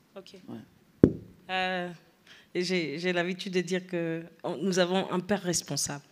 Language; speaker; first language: French; non-native, local second language; Lingala